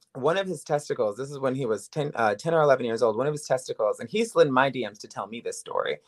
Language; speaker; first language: English; native; English